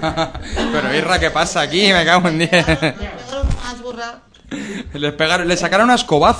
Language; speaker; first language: Spanish; native; Spanish